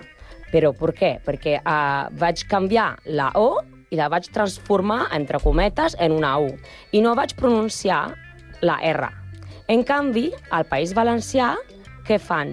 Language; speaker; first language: Catalan; non-native, learner; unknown